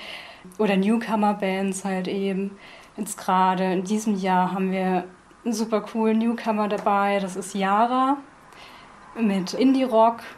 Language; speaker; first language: German; native; German